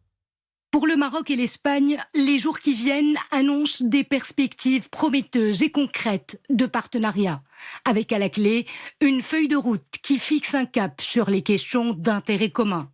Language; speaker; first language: French; non-native, local second language; Arabic